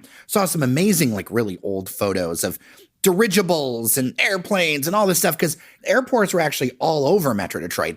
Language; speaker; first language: English; native; English